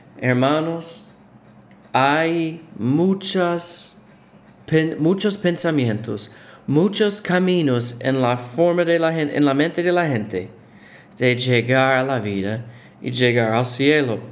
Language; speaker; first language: Spanish; non-native, fluent; English